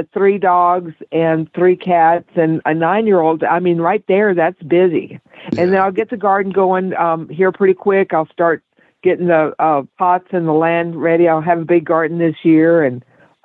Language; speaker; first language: English; native; English